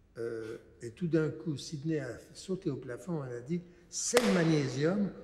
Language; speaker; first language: French; native; French